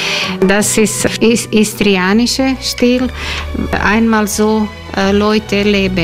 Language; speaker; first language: German; non-native, learner; Croatian